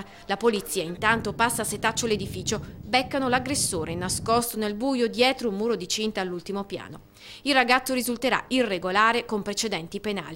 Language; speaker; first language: Italian; native; Italian